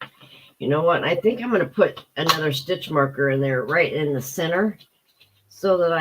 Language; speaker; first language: English; native; English